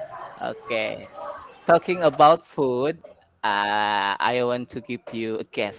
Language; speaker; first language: English; non-native, learner; Indonesian